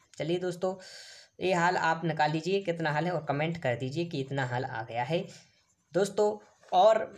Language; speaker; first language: Hindi; native; Hindi